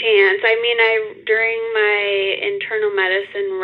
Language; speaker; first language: English; native; English